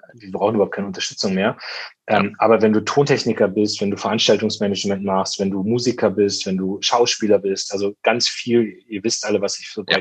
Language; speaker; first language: German; native; German